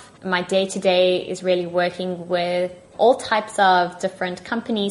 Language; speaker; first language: English; native; English